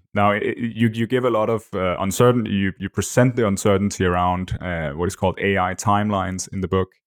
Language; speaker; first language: English; non-native, fluent; Danish